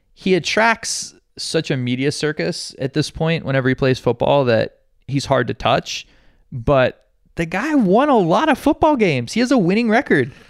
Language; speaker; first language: English; native; English